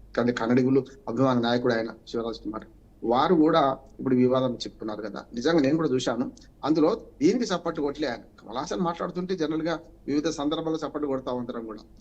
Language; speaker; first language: Telugu; native; Telugu